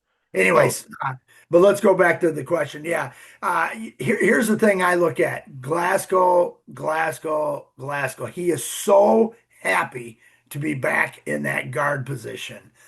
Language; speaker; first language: English; native; English